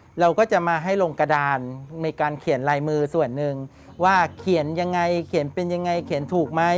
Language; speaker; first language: Thai; native; Thai